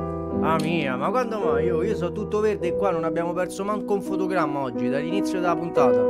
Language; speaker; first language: Italian; native; Italian